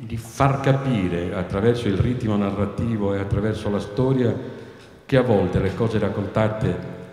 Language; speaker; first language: Italian; native; Italian